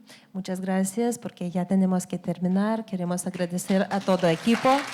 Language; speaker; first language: Spanish; non-native, fluent; Lithuanian